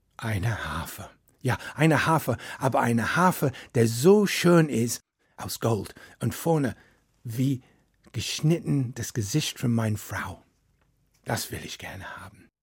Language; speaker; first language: German; non-native, fluent; English